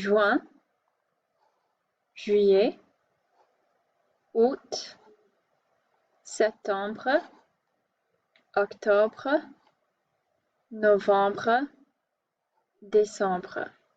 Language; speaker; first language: French; non-native, fluent; English